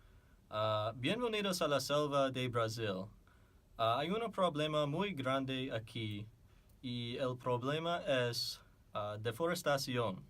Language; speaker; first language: Spanish; non-native, learner; English